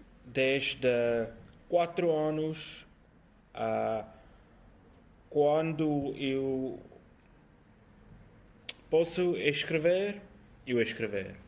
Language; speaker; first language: Portuguese; non-native, learner; English